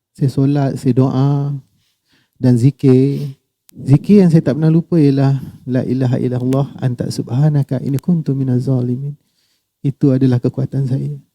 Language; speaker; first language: Malay; native; Malay